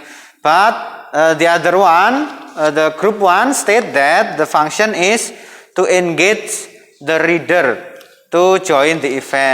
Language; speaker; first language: English; non-native, fluent; Indonesian